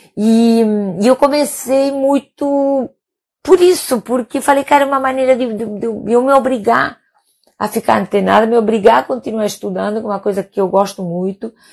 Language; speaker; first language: Portuguese; non-native, fluent; Spanish